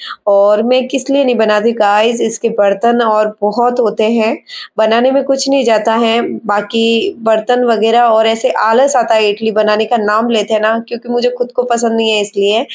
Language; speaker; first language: Hindi; native; Hindi